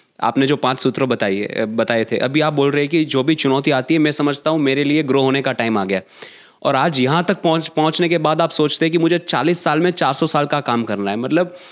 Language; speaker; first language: Hindi; non-native, local second language; Gujarati